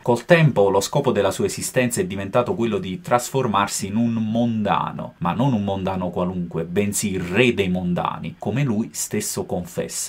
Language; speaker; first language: Italian; native; Italian